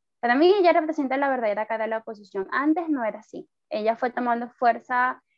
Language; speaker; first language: Spanish; native; Spanish